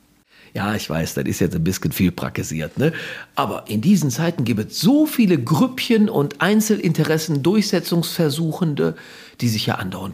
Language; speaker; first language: German; native; German